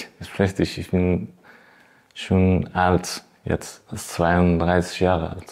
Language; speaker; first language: German; non-native, learner; Persian